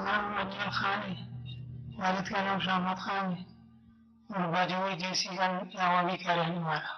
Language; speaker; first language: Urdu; non-native, local second language; Pashto